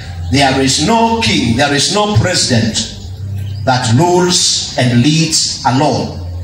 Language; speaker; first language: English; non-native, local second language; Kamba